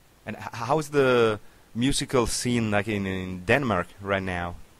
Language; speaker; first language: English; non-native, learner; Italian